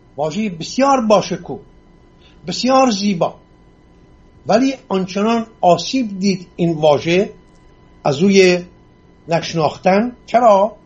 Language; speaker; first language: Persian; non-native, local second language; Assyrian Neo-Aramaic